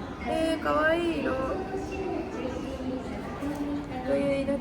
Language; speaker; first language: Japanese; native; Japanese